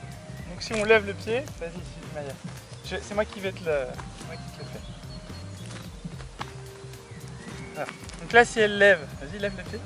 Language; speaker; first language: French; native; French